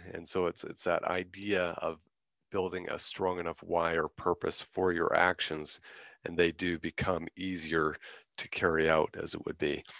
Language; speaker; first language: English; native; English